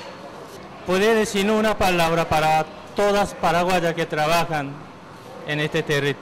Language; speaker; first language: Spanish; non-native, learner; Korean